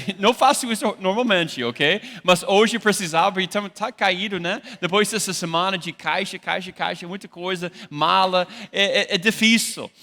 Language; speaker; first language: Portuguese; non-native, fluent; English